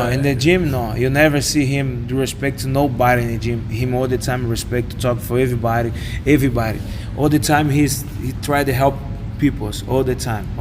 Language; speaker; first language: English; non-native, learner; Portuguese